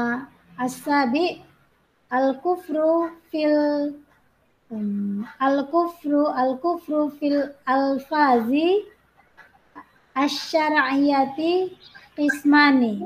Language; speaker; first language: Arabic; non-native, learner; Indonesian